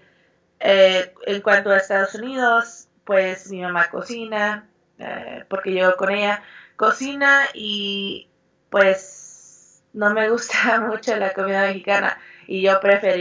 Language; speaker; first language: Spanish; early bilingual, heritage; Spanish